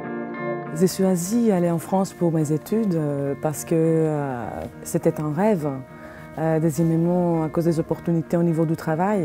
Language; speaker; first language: French; non-native, fluent; Greek